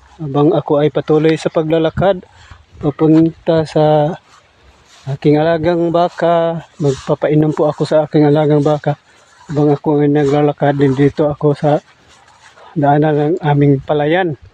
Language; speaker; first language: Filipino; non-native, local second language; Cebuano